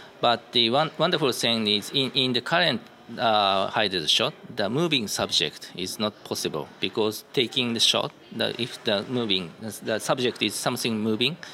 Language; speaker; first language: English; non-native, learner; Japanese